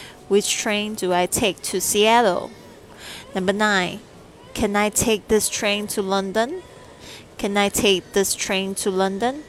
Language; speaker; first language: English; non-native, fluent; Chinese